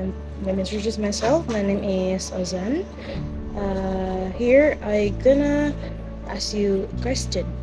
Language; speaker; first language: English; non-native, learner; Indonesian